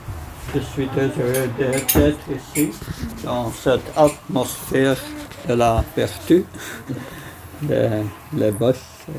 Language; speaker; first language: French; non-native, fluent; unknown